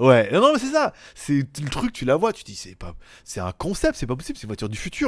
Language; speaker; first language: French; native; French